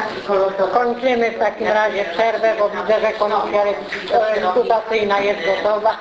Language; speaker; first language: Polish; native; Polish